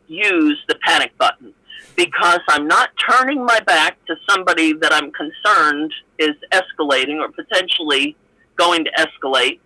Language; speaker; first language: English; native; English